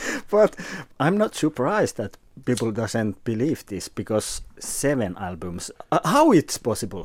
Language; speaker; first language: English; non-native, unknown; Finnish